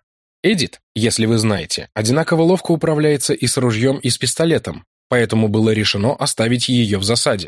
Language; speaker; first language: Russian; native; Russian